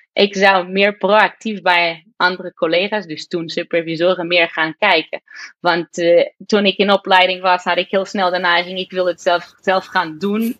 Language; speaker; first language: Dutch; non-native, fluent; Portuguese